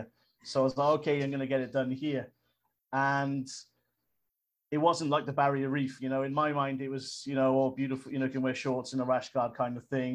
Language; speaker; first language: English; native; English